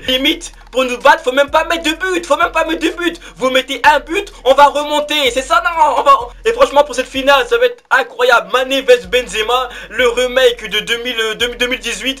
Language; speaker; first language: French; native; French